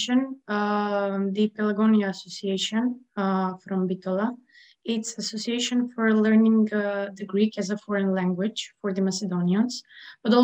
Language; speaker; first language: English; non-native, fluent; Macedonian